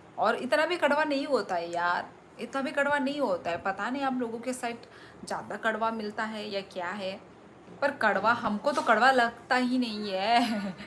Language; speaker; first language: Hindi; non-native, local second language; Kok Borok